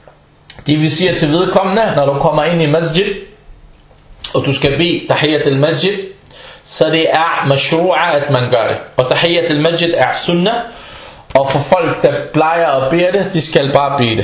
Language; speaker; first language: Danish; non-native, fluent; Arabic